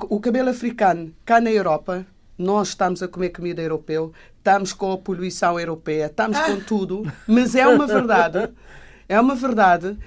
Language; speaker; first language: Portuguese; non-native, local second language; Kabuverdianu